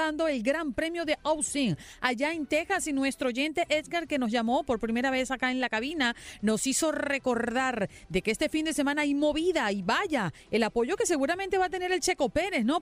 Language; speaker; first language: Spanish; native; Spanish